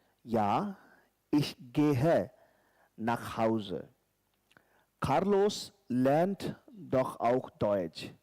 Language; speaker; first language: German; non-native, fluent; Hindi